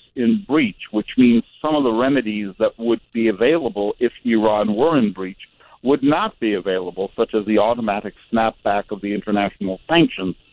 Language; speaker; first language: English; non-native, fluent; Arabic